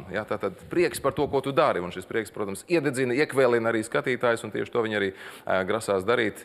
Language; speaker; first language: Latvian; native; Latvian